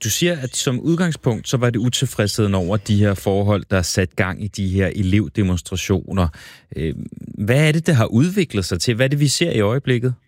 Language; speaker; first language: Danish; native; Danish